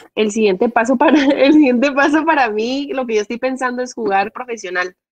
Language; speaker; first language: Spanish; native; Spanish